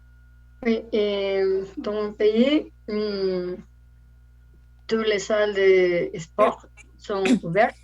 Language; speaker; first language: French; non-native, learner; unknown